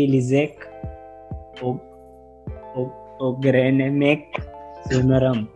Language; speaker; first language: Turkish; non-native, learner; Gujarati